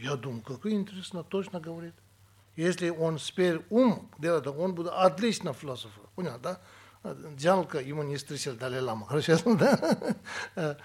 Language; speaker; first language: Russian; non-native, learner; Tibetan